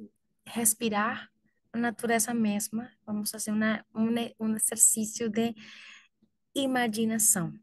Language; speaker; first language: Portuguese; non-native, learner; Spanish